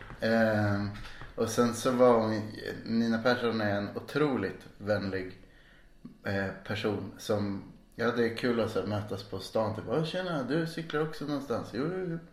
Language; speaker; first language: Swedish; native; Swedish